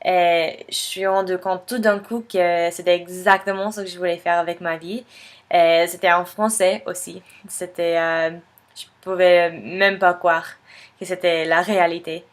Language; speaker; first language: French; non-native, fluent; English